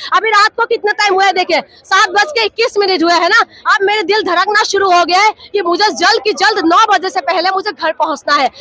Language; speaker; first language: Hindi; non-native, local second language; Assamese